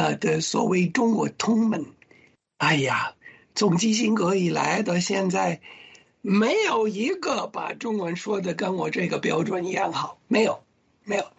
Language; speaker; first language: Chinese; non-native, fluent; English